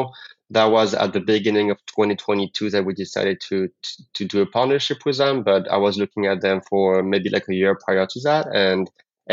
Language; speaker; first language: English; non-native, fluent; French